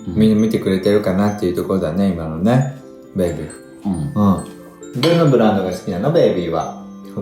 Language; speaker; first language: Japanese; native; Japanese